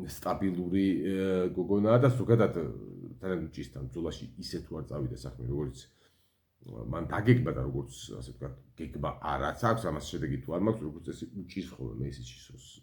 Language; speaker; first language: Georgian; native; Georgian